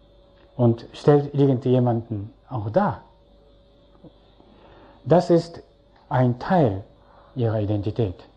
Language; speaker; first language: German; non-native, fluent; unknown